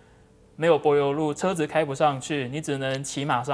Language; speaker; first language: Chinese; native; Chinese